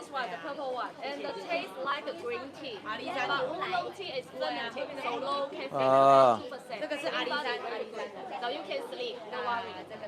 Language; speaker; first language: English; non-native, learner; Chinese